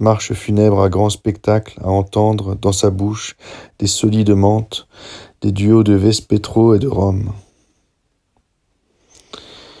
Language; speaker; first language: French; native; French